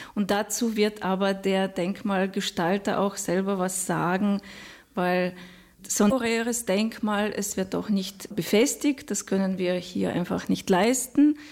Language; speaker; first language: German; non-native, fluent; Russian